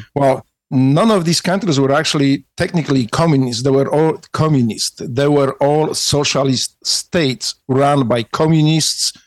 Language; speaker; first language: English; non-native, fluent; Polish